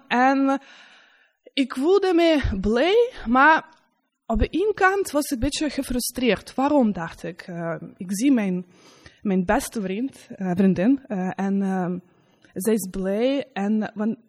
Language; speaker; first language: Dutch; non-native, learner; Russian